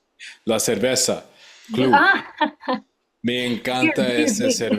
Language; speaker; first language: Spanish; non-native, learner; English